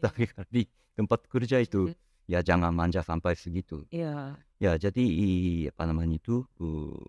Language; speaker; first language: Indonesian; non-native, fluent; Japanese